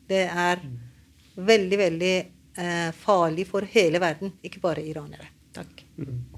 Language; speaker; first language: Norwegian; non-native, learner; Persian